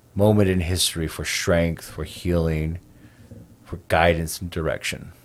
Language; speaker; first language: English; native; English